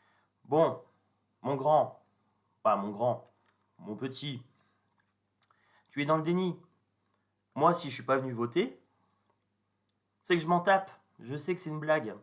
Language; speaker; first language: French; native; French